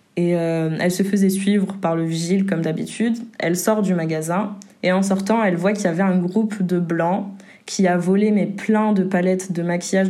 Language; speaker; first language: French; native; French